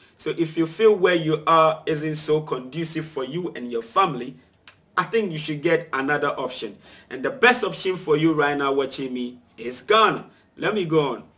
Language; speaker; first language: English; non-native, local second language; Akan